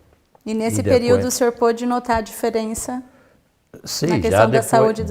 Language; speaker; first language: Portuguese; native; Portuguese